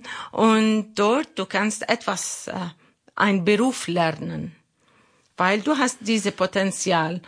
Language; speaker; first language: German; non-native, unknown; Arabic